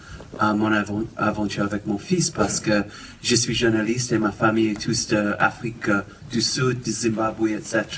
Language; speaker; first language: French; non-native, fluent; English